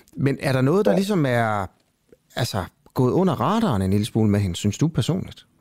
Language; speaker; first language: Danish; native; Danish